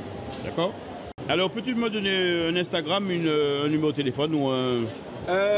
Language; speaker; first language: French; native; French